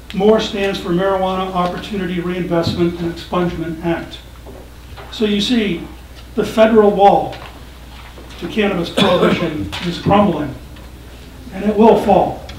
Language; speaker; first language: English; native; English